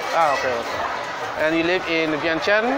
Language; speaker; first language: English; non-native, learner; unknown